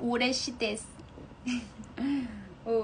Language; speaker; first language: Japanese; non-native, learner; Chinese